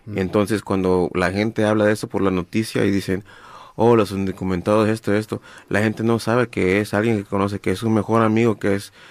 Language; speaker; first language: Spanish; native; Spanish